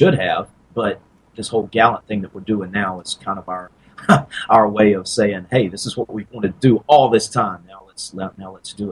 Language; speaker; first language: English; native; English